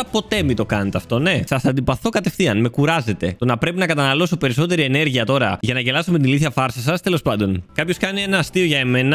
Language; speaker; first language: Greek; native; Greek